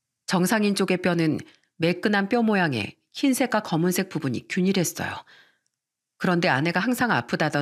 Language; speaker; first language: Korean; native; Korean